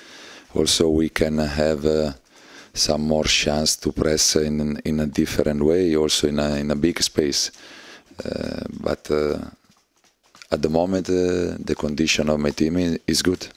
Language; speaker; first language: English; non-native, learner; Italian